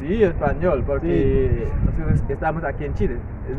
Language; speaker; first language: Spanish; non-native, learner; Haitian Creole